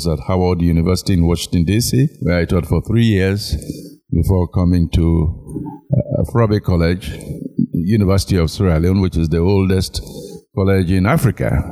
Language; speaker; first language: English; non-native, local second language; Krio